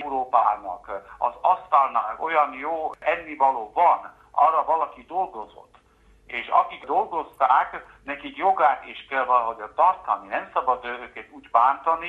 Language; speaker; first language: Hungarian; early bilingual, heritage; Hungarian